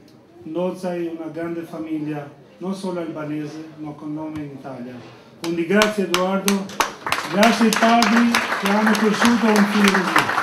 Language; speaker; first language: Italian; non-native, fluent; Albanian